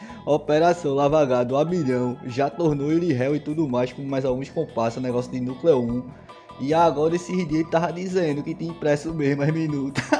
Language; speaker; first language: Portuguese; native; Portuguese